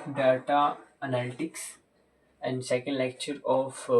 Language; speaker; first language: English; non-native, local second language; Hindi